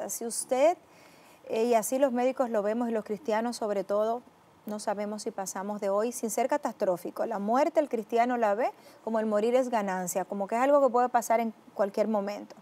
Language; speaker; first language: Spanish; native; Spanish